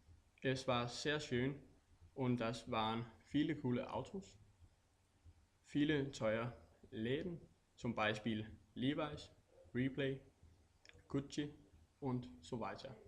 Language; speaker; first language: German; non-native, learner; Danish